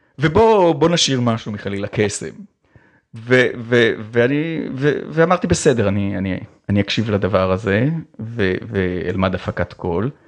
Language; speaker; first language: Hebrew; native; Hebrew